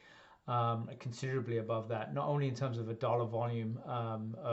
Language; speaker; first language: English; native; English